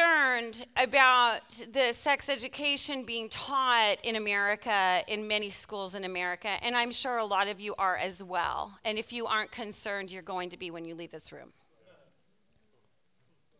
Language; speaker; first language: English; native; English